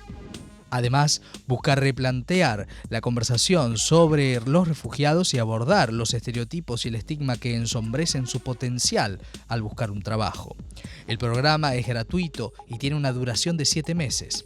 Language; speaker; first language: Spanish; native; Spanish